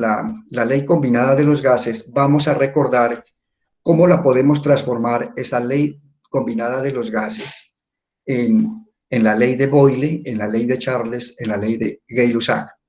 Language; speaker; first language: Spanish; native; Spanish